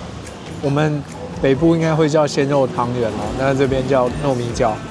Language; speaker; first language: Chinese; native; Chinese